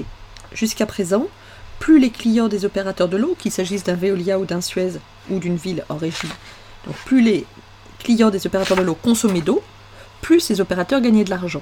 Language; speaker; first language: French; native; French